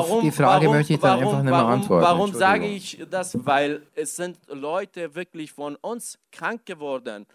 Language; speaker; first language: German; non-native, learner; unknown